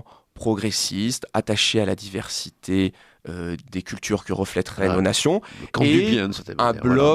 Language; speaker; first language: French; native; French